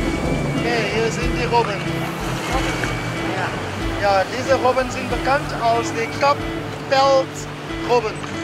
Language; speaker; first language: German; non-native, fluent; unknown